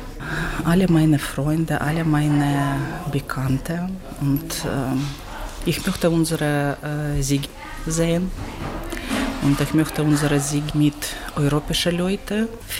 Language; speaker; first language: German; non-native, learner; Ukrainian